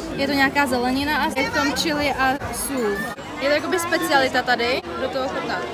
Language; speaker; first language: Czech; early bilingual, other home language; Vietnamese